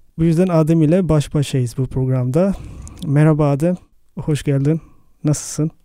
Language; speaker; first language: Turkish; non-native, fluent; Arabic